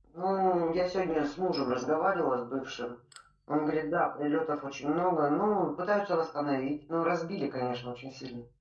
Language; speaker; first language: Ukrainian; non-native, local second language; Russian